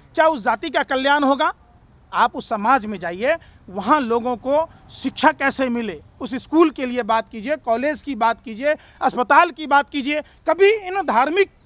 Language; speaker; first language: Hindi; native; Hindi